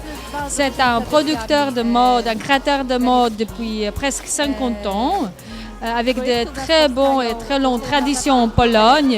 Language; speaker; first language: French; non-native, fluent; Polish